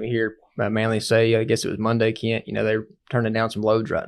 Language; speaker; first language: English; native; English